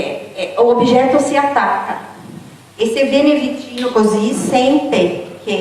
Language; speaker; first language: Italian; non-native, fluent; Portuguese